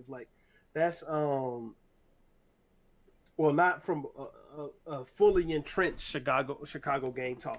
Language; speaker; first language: English; native; English